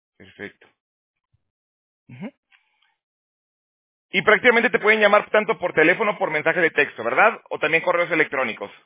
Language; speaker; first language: Spanish; native; Spanish